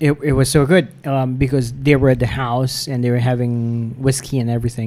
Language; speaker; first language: English; non-native, local second language; Filipino